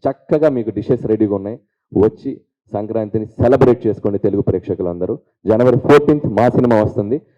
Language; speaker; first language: Telugu; native; Telugu